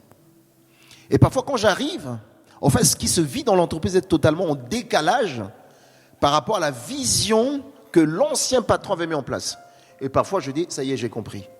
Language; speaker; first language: French; native; French